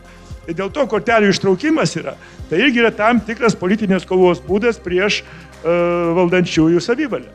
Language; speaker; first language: Lithuanian; native; Lithuanian